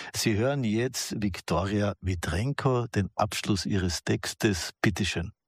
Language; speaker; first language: German; native; German